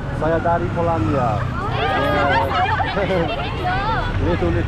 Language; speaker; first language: Indonesian; non-native, learner; Polish